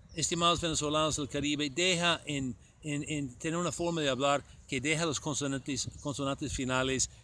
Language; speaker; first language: Spanish; non-native, fluent; English